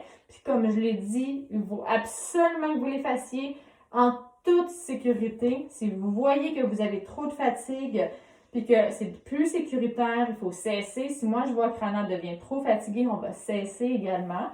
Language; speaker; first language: French; native; French